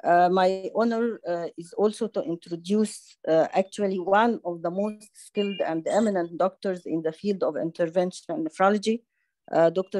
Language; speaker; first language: English; non-native, fluent; Arabic